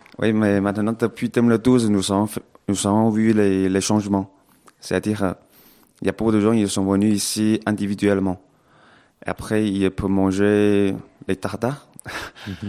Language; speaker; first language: French; non-native, fluent; Chinese